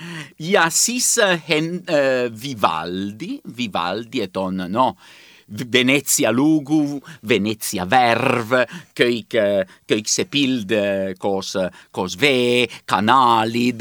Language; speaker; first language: Estonian; non-native, learner; Italian